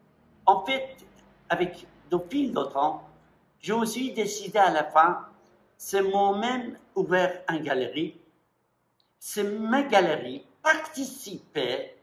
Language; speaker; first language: French; non-native, fluent; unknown